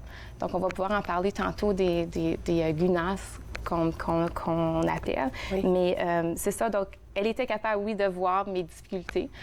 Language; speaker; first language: French; native; French